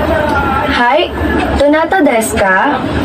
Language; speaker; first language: Japanese; non-native, learner; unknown